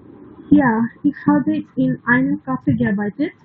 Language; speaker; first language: German; non-native, learner; Bangla